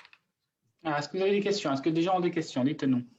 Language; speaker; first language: French; native; French